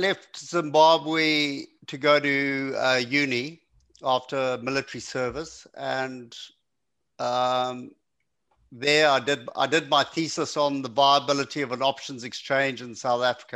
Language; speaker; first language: English; native; English